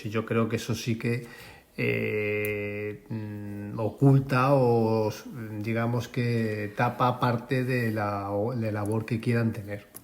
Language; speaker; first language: Spanish; native; Spanish